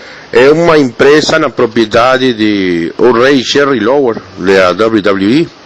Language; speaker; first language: Portuguese; non-native, learner; Spanish